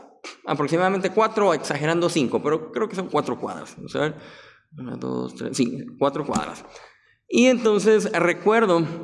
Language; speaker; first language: Spanish; native; Spanish